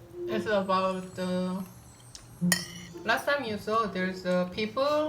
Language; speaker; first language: English; non-native, fluent; Korean